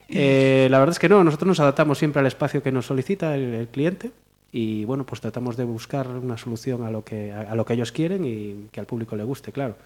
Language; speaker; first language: Spanish; native; Spanish